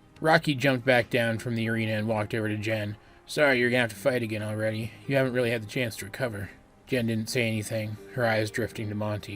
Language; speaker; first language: English; native; English